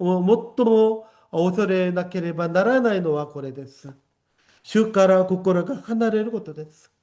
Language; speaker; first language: Japanese; non-native, fluent; Korean